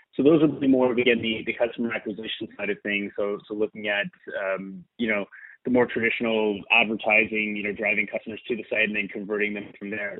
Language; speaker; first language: English; native; English